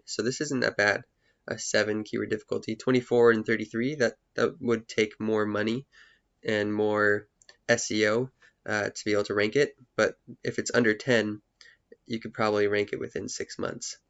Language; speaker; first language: English; native; English